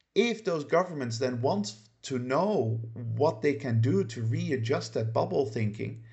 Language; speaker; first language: English; non-native, fluent; Dutch